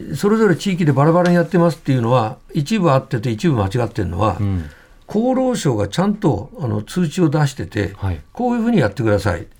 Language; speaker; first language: Japanese; native; Japanese